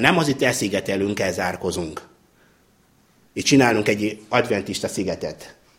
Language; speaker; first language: Hungarian; non-native, fluent; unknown